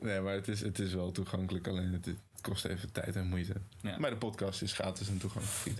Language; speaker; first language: Dutch; native; Dutch